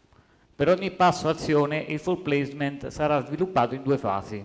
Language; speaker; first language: Italian; native; Italian